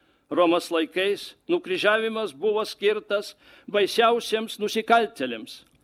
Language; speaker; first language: Lithuanian; non-native, fluent; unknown